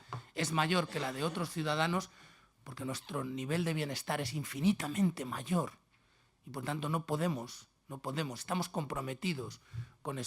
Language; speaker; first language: Spanish; native; Spanish